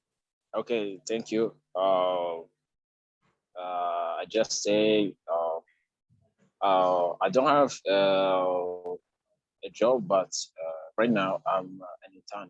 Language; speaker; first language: English; non-native, fluent; Kinyarwanda